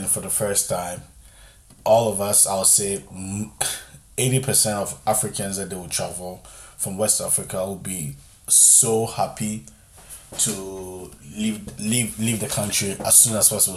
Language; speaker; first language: English; non-native, local second language; Akan